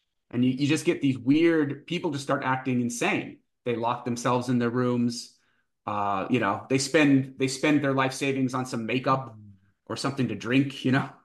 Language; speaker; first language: English; native; English